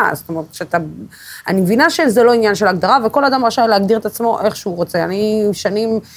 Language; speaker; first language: Hebrew; non-native, local second language; Arabic